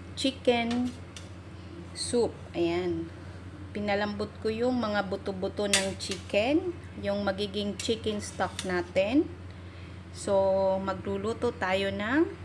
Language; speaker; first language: Filipino; native; Filipino